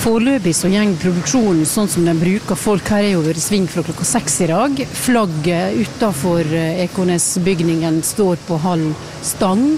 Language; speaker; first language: Norwegian; native; Norwegian